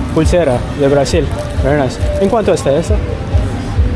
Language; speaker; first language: Spanish; non-native, learner; English